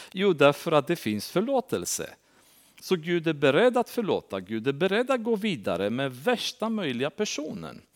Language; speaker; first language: Swedish; non-native, fluent; Romanian